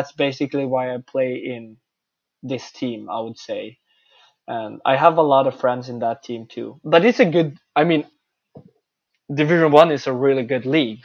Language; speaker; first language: English; non-native, fluent; Swedish